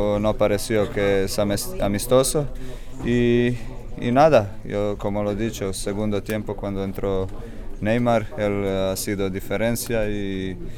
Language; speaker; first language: Spanish; non-native, fluent; Croatian